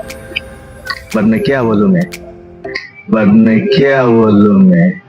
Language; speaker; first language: Hindi; non-native, learner; Bangla